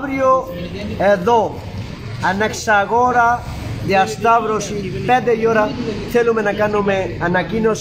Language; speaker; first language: Greek; non-native, learner; Urdu